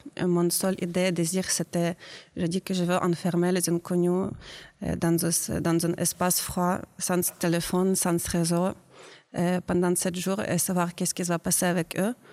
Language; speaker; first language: French; non-native, learner; Ukrainian